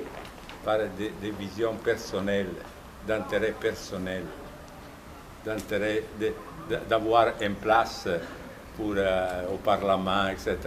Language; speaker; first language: French; non-native, fluent; Italian